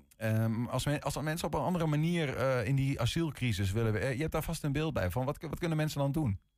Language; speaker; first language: Dutch; native; Dutch